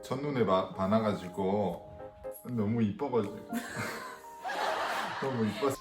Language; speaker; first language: Korean; non-native, fluent; French